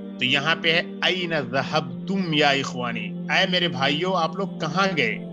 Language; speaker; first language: Urdu; native; Urdu